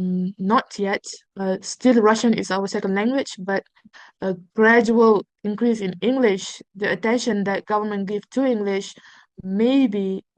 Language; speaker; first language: English; non-native, fluent; Uzbek